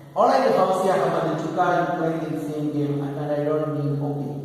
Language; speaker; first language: English; non-native, local second language; Malayalam